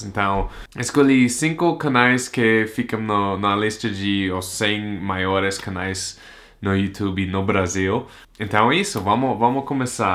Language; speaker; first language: Portuguese; non-native, learner; English